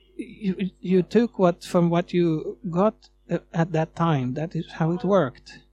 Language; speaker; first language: English; non-native, fluent; Swedish